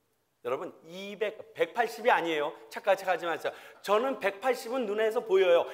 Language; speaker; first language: Korean; native; Korean